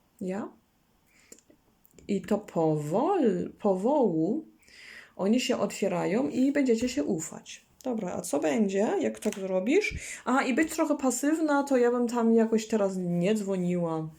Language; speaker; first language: Polish; non-native, learner; German